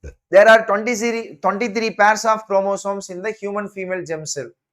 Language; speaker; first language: English; non-native, local second language; Tamil